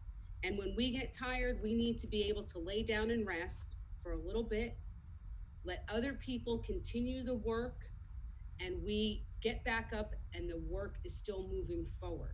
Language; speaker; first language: English; native; English